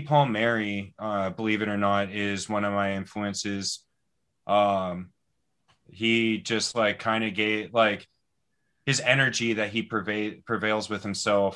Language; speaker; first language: English; native; English